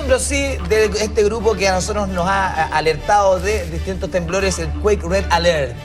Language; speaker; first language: Spanish; native; Spanish